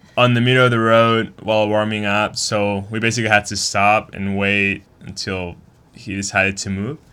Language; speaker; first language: English; non-native, fluent; Spanish